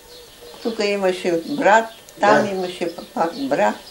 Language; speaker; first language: Bulgarian; early bilingual, heritage; Bulgarian